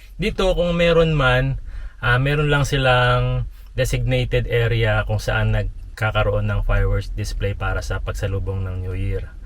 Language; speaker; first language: Filipino; native; Filipino